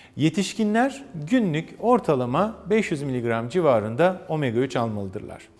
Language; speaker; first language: Turkish; native; Turkish